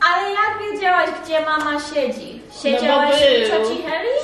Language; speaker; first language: Polish; early bilingual, heritage; English